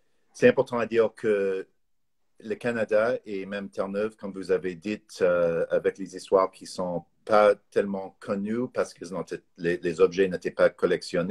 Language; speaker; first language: French; non-native, fluent; English